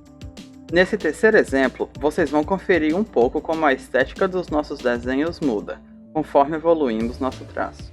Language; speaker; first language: Portuguese; native; Portuguese